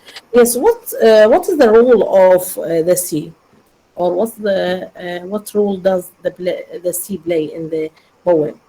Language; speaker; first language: English; non-native, learner; Arabic